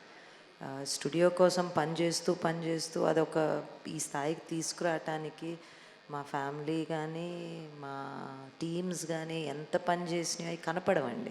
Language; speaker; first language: Telugu; native; Telugu